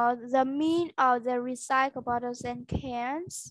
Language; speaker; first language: English; non-native, learner; Vietnamese